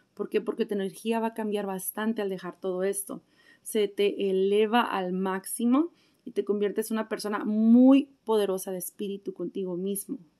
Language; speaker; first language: Spanish; early bilingual, heritage; Spanish